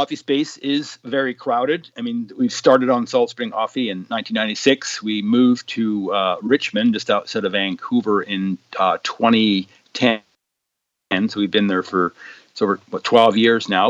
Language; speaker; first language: English; native; English